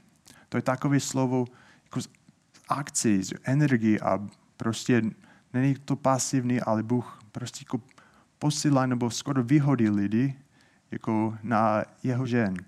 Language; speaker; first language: Czech; non-native, fluent; English